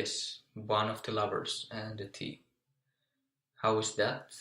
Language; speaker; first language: English; non-native, fluent; Finnish